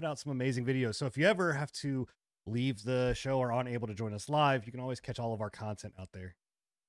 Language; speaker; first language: English; native; English